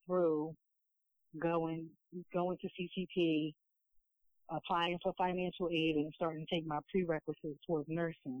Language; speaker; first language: English; native; English